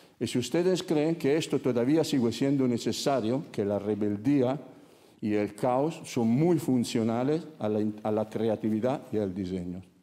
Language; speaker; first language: Spanish; non-native, fluent; Italian